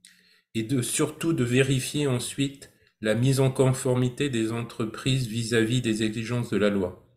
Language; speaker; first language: French; native; French